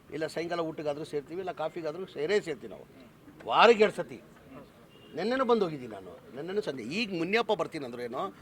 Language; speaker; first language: Kannada; non-native, local second language; Urdu